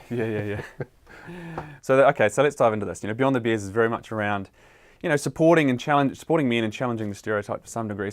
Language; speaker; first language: English; native; English